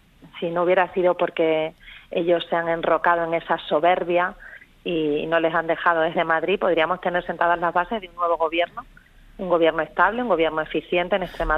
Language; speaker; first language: Spanish; native; Spanish